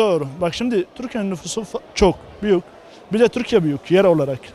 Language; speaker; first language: Turkish; non-native, learner; Arabic